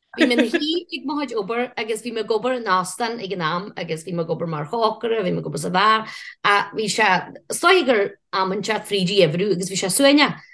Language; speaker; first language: Irish; native; Irish